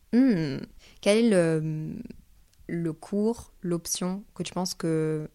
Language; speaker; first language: French; native; French